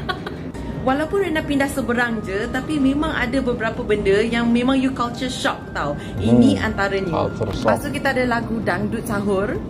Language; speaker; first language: Malay; native; Malay